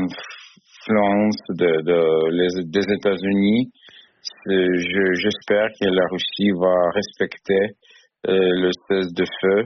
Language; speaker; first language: French; non-native, learner; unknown